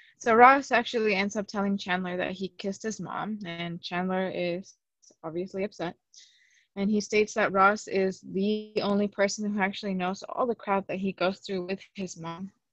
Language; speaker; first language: English; early bilingual, other home language; Spanish